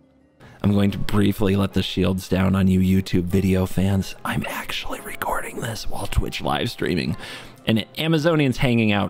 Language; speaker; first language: English; native; English